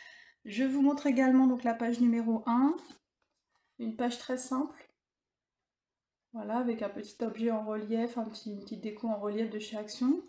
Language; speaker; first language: French; native; French